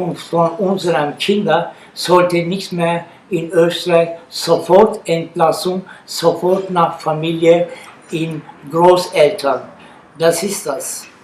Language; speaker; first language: German; non-native, learner; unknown